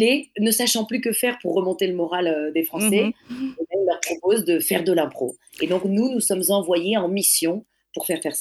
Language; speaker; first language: French; native; French